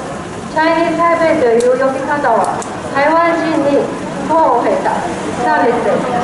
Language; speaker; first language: Japanese; non-native, learner; Chinese